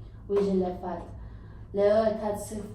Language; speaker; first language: French; non-native, learner; English